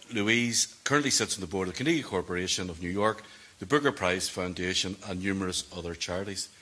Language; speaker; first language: English; native; English